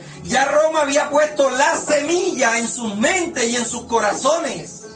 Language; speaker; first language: Spanish; native; Spanish